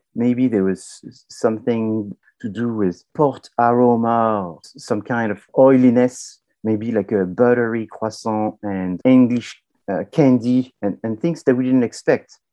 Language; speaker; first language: English; non-native, fluent; French